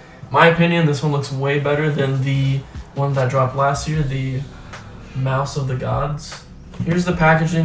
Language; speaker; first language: English; native; English